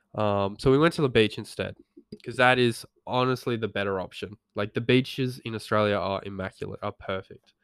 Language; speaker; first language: English; native; English